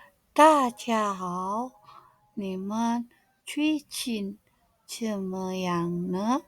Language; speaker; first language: Chinese; non-native, learner; Indonesian